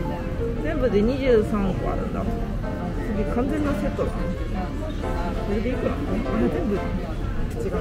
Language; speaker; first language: Japanese; native; Japanese